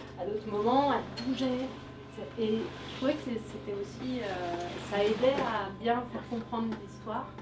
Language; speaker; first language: French; native; French